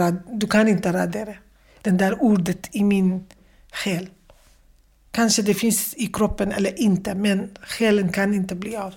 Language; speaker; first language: Swedish; non-native, fluent; Kurdish